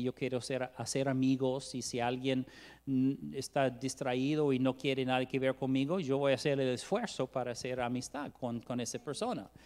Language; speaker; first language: Spanish; non-native, fluent; English